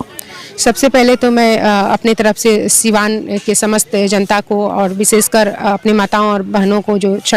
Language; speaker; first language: Hindi; native; Hindi